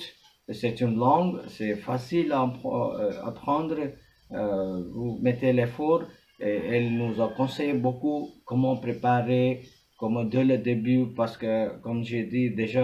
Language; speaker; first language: French; non-native, fluent; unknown